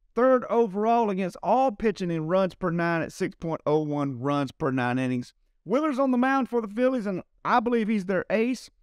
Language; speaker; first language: English; native; English